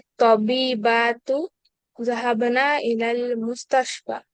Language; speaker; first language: Arabic; non-native, learner; Bangla